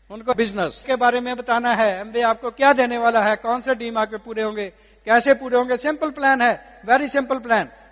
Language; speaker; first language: Hindi; non-native, local second language; Punjabi